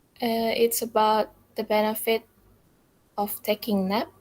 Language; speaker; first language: English; non-native, learner; Indonesian